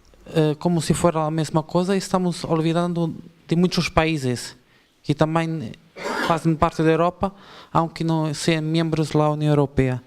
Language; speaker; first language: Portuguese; non-native, learner; Spanish